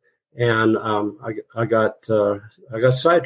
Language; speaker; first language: English; native; English